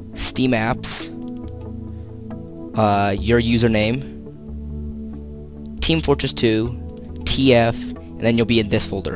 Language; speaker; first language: English; native; English